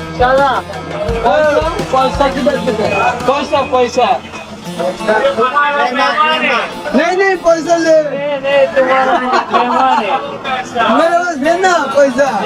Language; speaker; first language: Hindi; non-native, learner; Bangla